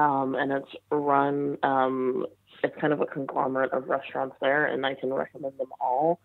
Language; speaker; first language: English; native; English